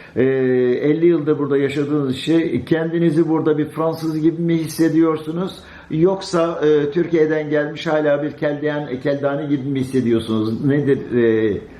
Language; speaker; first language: Turkish; native; Turkish